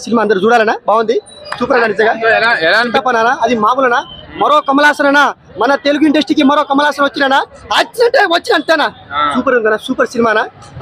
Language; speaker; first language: Telugu; native; Telugu